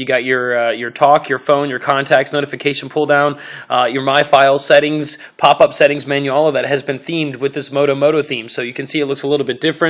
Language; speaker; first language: English; native; English